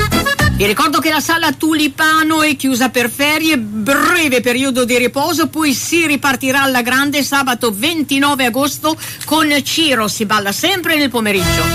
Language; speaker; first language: Italian; native; Italian